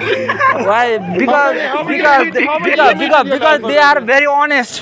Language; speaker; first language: English; non-native, learner; Nepali